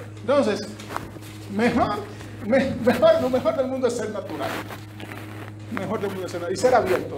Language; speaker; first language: Spanish; native; Spanish